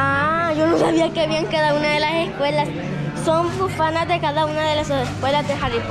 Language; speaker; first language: Spanish; native; Spanish